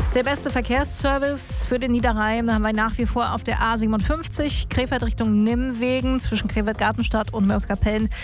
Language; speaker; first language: German; native; German